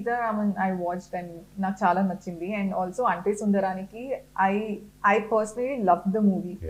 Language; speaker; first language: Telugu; non-native, local second language; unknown